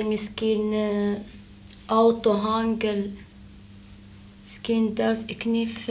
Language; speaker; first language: Dutch; non-native, learner; Arabic